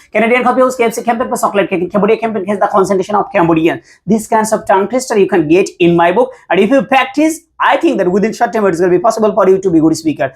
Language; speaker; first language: English; non-native, local second language; Bangla